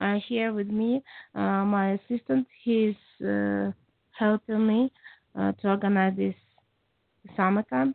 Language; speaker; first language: English; non-native, learner; Kazakh